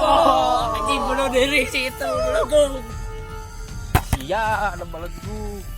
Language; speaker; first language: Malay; non-native, local second language; Sundanese